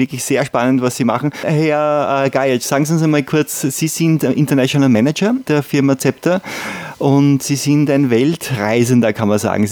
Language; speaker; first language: German; native; German